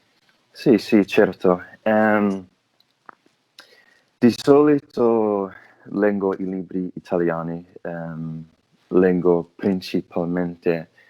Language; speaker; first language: Italian; non-native, learner; English